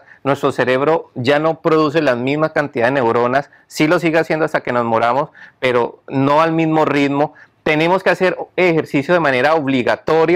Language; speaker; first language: Spanish; native; Spanish